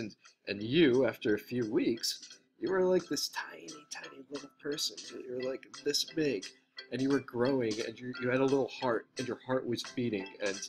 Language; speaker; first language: English; native; English